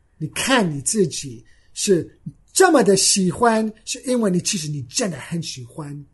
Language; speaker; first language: Chinese; non-native, fluent; English